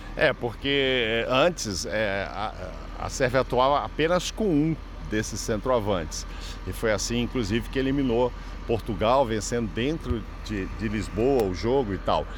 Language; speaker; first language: Portuguese; native; Portuguese